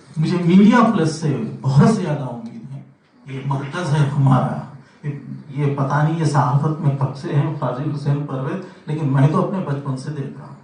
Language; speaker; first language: Urdu; native; Urdu